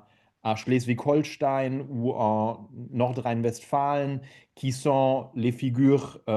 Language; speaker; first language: French; non-native, fluent; German